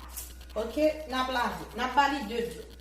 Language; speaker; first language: French; non-native, learner; Haitian Creole